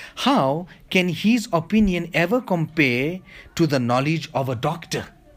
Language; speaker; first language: English; native; English